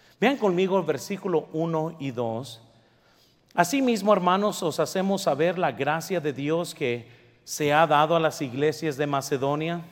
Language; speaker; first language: Spanish; early bilingual, heritage; Spanish